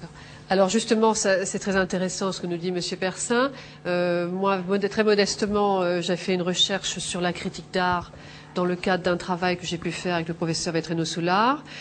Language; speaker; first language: French; native; French